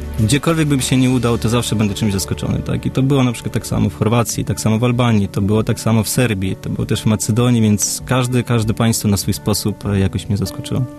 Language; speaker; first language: Polish; early bilingual, other home language; Russian